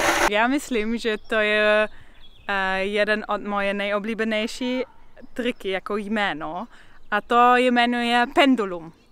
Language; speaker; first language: Czech; non-native, learner; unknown